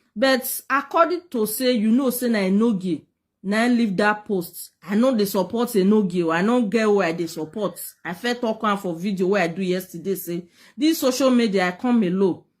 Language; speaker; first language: Nigerian Pidgin; native; Nigerian Pidgin